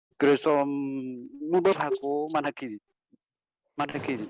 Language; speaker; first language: Korean; non-native, learner; Vietnamese